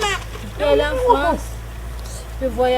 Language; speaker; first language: French; non-native, local second language; Comorian